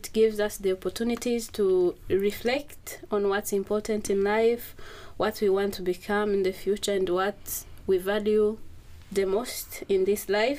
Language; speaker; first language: English; non-native, local second language; Kinyarwanda